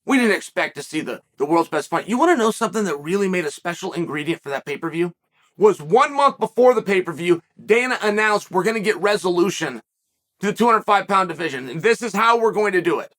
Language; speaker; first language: English; native; English